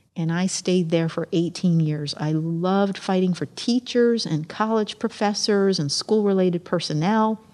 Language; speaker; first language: English; early bilingual, other home language; Amharic